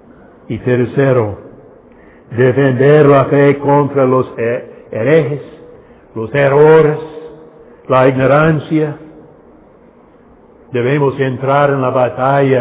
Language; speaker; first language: Spanish; non-native, fluent; English